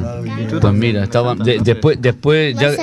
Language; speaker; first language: Spanish; native; Spanish